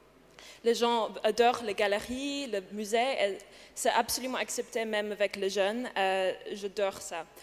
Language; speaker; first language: French; non-native, learner; English